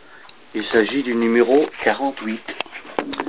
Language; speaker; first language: French; native; French